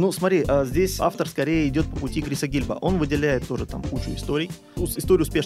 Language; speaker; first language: Russian; native; Russian